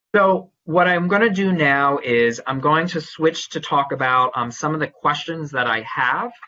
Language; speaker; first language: English; native; English